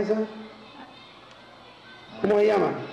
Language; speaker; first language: Spanish; native; Spanish